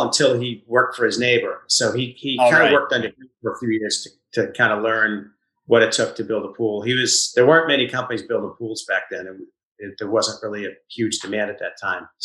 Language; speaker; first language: English; native; English